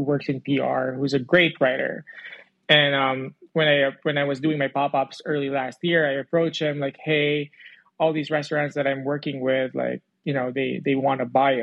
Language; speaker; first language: English; non-native, local second language; Cebuano